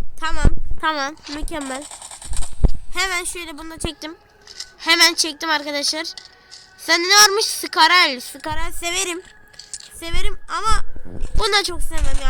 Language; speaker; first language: Turkish; native; Turkish